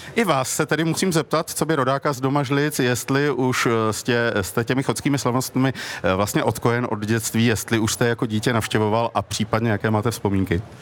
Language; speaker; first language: Czech; native; Czech